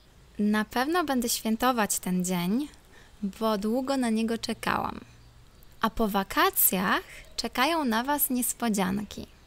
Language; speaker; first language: Polish; non-native, local second language; Ukrainian